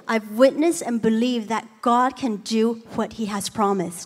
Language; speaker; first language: English; early bilingual, other home language; Chinese